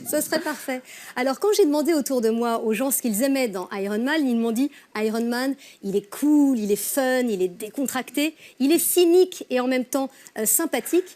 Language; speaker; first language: French; native; French